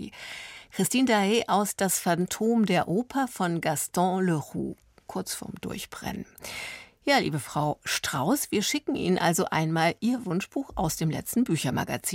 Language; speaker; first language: German; native; German